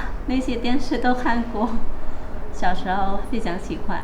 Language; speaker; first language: Chinese; non-native, fluent; Vietnamese